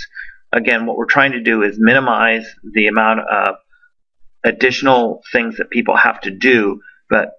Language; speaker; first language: English; native; English